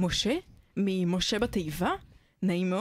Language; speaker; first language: Hebrew; native; Hebrew